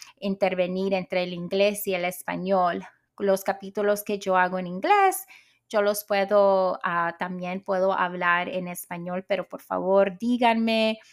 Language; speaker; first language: Spanish; early bilingual, heritage; Spanish